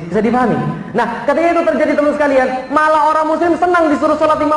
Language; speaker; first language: Indonesian; native; Indonesian